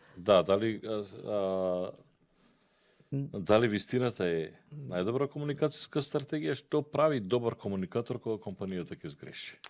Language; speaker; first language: Macedonian; native; Macedonian